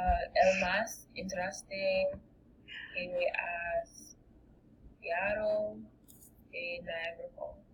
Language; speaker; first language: Spanish; non-native, learner; English